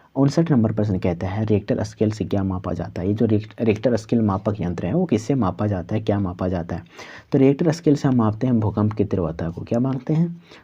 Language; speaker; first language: Hindi; non-native, local second language; Santali